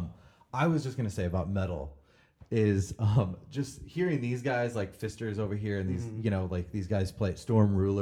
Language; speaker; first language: English; native; English